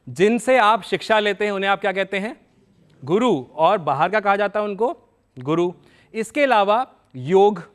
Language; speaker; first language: Hindi; native; Hindi